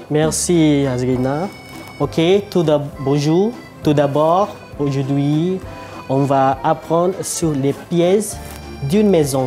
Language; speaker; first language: French; non-native, learner; Malay